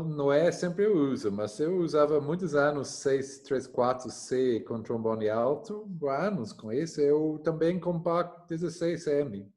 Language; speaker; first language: Portuguese; non-native, learner; English